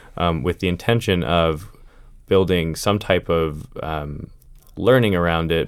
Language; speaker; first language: English; native; English